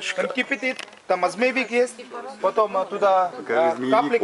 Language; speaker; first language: Russian; non-native, learner; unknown